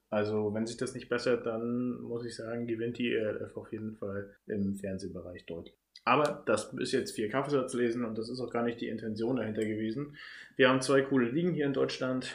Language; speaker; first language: German; native; German